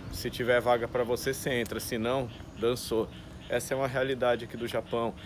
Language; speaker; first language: Portuguese; native; Portuguese